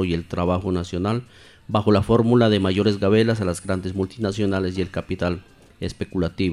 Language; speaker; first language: Spanish; native; Spanish